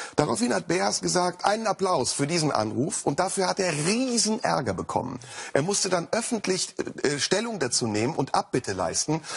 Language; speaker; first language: German; early bilingual, other home language; Turkish